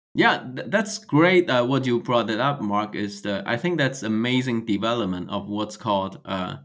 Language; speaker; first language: English; non-native, fluent; Chinese